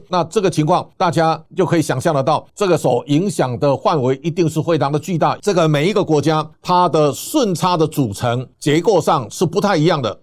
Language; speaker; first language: Chinese; native; Chinese